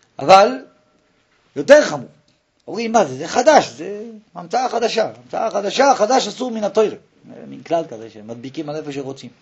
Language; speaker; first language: Hebrew; native; Hebrew